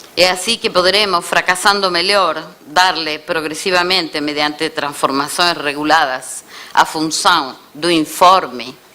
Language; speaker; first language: Portuguese; non-native, fluent; Spanish